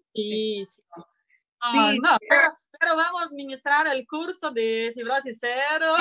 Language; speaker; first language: Spanish; non-native, learner; Portuguese